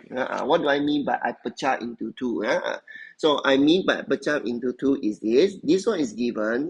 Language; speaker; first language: English; non-native, local second language; Chinese